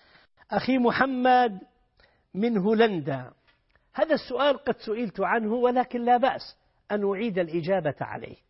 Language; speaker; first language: Arabic; native; Arabic